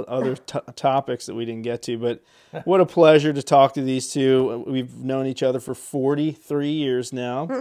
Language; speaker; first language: English; native; English